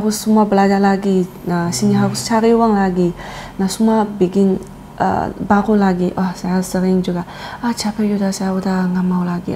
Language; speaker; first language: Indonesian; non-native, learner; Chinese